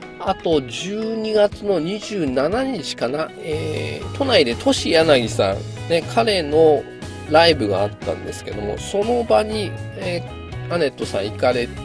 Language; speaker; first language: Japanese; native; Japanese